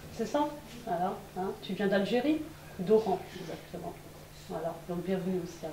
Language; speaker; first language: French; native; French